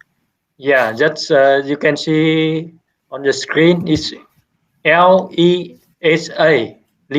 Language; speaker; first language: English; non-native, learner; Vietnamese